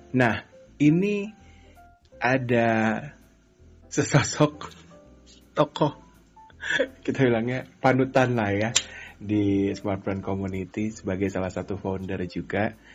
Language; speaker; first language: Indonesian; native; Indonesian